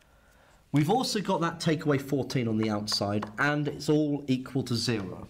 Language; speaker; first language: English; native; English